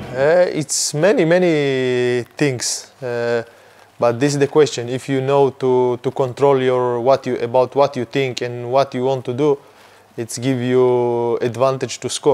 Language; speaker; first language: English; non-native, fluent; Hebrew